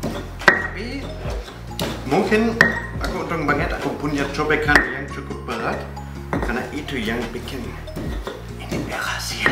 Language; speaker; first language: Indonesian; non-native, fluent; German